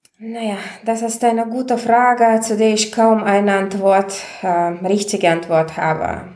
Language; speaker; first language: German; non-native, fluent; Russian